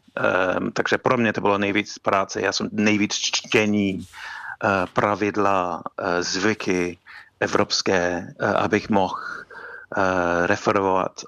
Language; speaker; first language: Czech; non-native, fluent; English